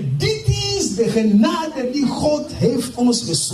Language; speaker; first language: Dutch; non-native, fluent; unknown